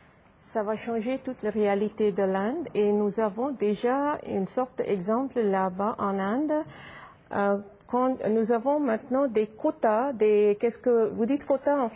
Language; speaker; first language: French; non-native, fluent; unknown